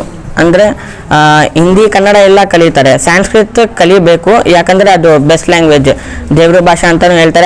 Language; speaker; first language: Kannada; non-native, local second language; Urdu